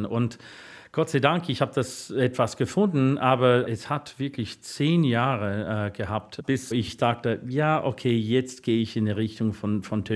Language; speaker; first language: German; non-native, fluent; English